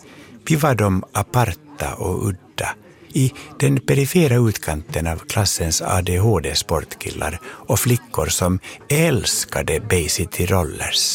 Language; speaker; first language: Swedish; native; Swedish